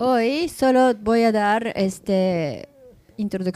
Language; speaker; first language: Spanish; non-native, learner; Japanese